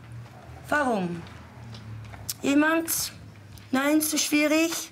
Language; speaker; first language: German; non-native, fluent; English